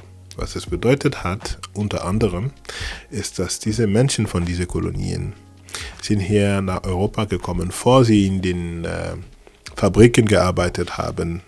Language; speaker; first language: German; non-native, fluent; French